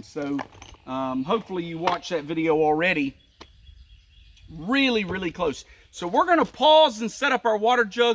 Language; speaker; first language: English; native; English